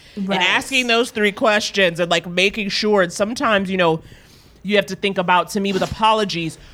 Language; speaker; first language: English; native; English